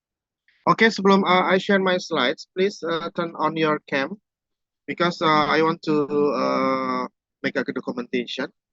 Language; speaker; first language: English; non-native, fluent; Indonesian